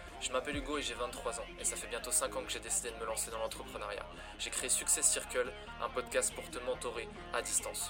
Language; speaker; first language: French; native; French